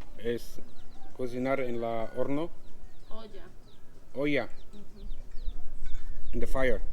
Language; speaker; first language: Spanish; non-native, learner; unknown